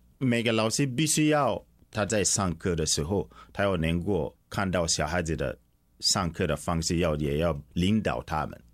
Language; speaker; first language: Chinese; non-native, fluent; English